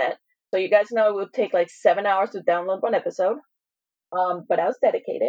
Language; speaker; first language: English; non-native, fluent; Spanish